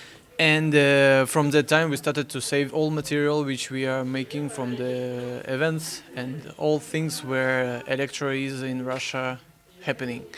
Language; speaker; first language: English; non-native, fluent; Russian